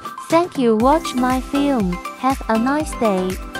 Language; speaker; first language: English; non-native, learner; Chinese